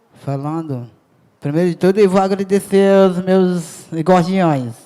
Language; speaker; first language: Portuguese; non-native, local second language; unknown